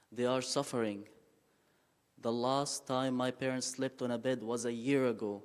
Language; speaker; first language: English; non-native, fluent; Arabic